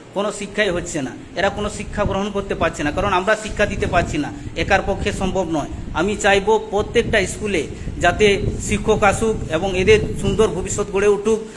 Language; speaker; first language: Bangla; non-native, local second language; Santali